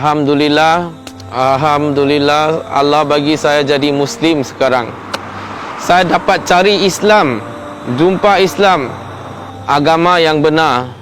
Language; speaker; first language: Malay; non-native, local second language; Chinese